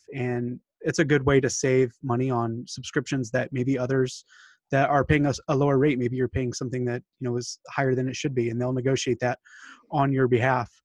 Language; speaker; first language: English; native; English